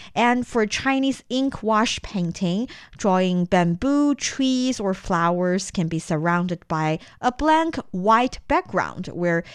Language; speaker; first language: English; non-native, fluent; Chinese